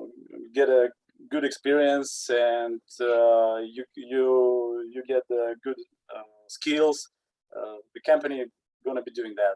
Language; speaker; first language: English; non-native, learner; Russian